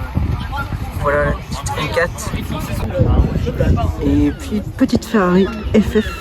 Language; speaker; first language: French; native; French